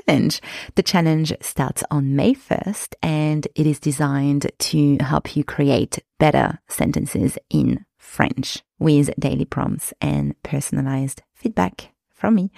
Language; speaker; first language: English; non-native, fluent; French